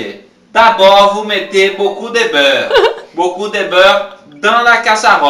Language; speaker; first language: French; non-native, learner; Portuguese